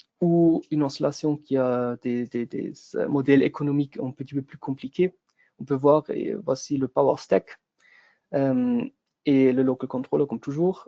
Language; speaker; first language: French; non-native, local second language; German